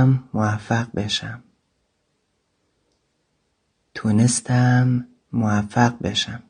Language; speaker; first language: Persian; non-native, fluent; Central Kurdish